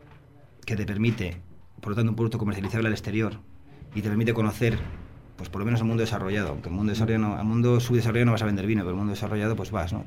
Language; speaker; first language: Spanish; native; Spanish